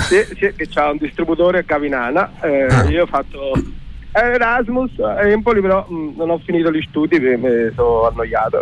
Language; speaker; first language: Italian; native; Italian